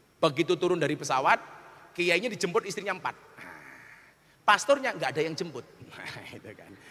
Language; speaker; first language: Indonesian; non-native, local second language; Javanese